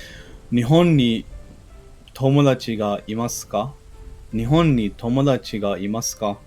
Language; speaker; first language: Japanese; non-native, learner; English